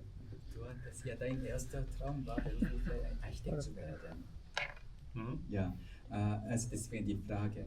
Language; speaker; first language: German; non-native, fluent; Korean